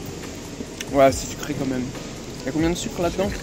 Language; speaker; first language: French; native; French